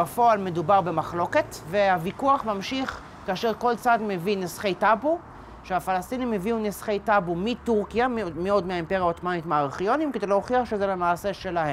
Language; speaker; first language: Hebrew; native; Hebrew